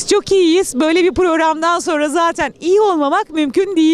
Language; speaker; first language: Turkish; native; Turkish